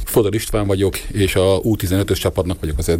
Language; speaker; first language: Hungarian; native; Hungarian